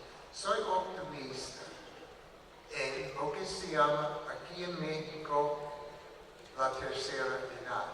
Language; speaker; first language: Spanish; non-native, learner; English